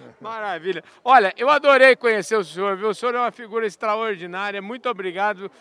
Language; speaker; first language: Portuguese; native; Portuguese